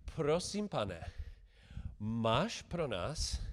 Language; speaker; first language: Czech; non-native, learner; English